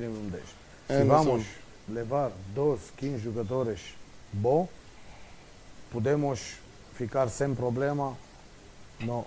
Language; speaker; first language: Portuguese; non-native, fluent; Romanian